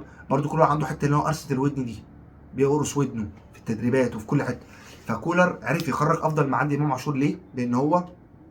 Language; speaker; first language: Arabic; native; Arabic